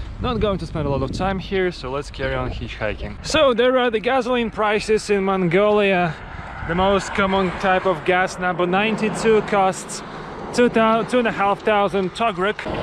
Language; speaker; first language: English; non-native, fluent; Russian